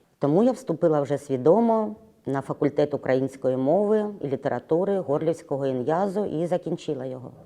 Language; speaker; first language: Ukrainian; non-native, local second language; Russian